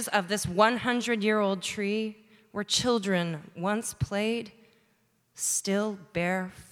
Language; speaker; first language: English; native; English